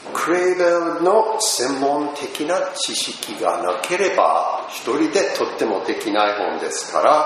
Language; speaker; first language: Japanese; non-native, fluent; English